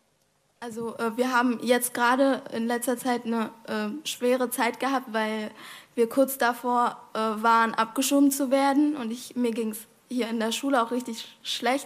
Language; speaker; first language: German; non-native, fluent; Arabic